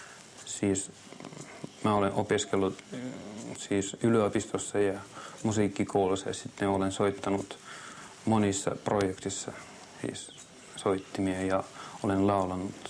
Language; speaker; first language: Finnish; non-native, fluent; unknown